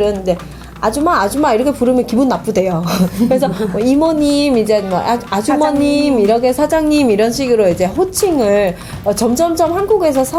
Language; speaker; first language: Korean; non-native, learner; Vietnamese